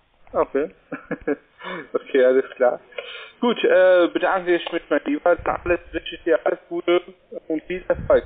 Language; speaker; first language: German; non-native, learner; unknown